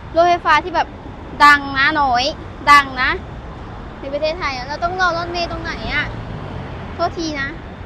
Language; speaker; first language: Thai; native; Thai